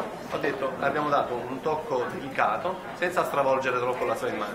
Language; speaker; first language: Italian; native; Italian